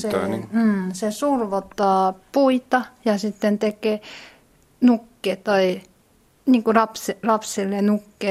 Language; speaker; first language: Finnish; non-native, learner; Korean